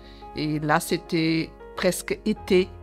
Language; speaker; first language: French; early bilingual, other home language; Portuguese